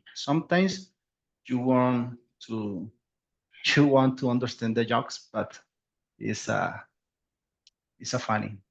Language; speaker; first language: English; non-native, learner; Spanish